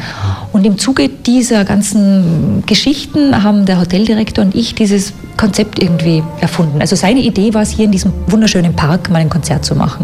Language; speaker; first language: German; native; German